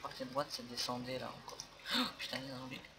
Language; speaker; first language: French; native; French